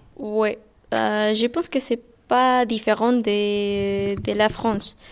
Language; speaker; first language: French; non-native, learner; Spanish